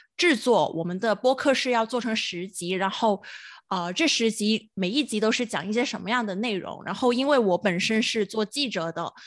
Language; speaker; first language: Chinese; non-native, local second language; Cantonese